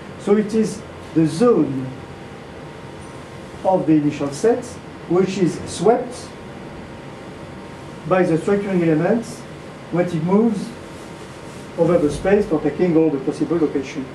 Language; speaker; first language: English; non-native, fluent; French